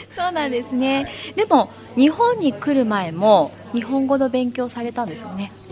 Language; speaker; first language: Japanese; native; Japanese